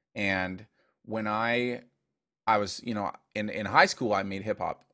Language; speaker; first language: English; native; English